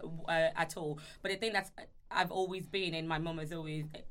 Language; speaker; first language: English; non-native, local second language; Yoruba